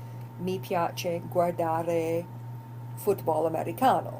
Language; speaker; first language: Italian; non-native, fluent; English